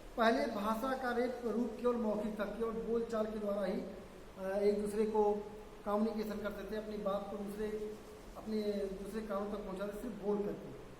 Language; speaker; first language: Hindi; native; Hindi